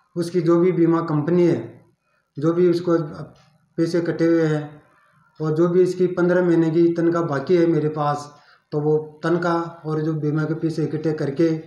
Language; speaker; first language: Hindi; native; Hindi